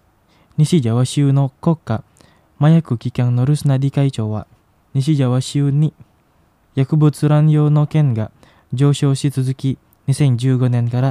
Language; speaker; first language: Japanese; non-native, fluent; Indonesian